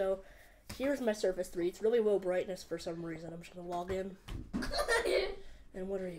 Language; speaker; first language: English; native; English